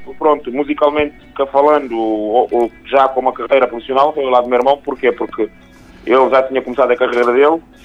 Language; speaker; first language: Portuguese; non-native, local second language; Kabuverdianu